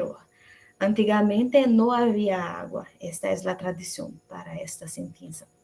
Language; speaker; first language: Spanish; non-native, fluent; Portuguese